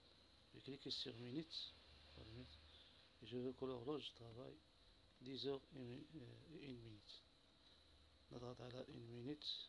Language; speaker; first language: French; non-native, local second language; Arabic